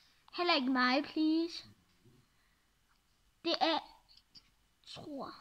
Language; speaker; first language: Danish; early bilingual, other home language; Arabic